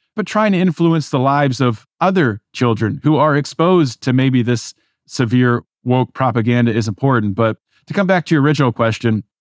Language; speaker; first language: English; native; English